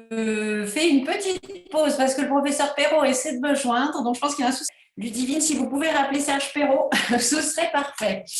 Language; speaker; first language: French; native; French